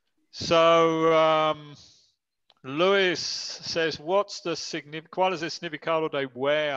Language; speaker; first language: Spanish; non-native, fluent; English